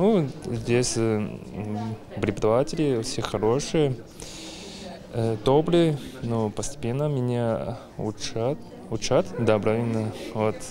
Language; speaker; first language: Russian; non-native, learner; Chinese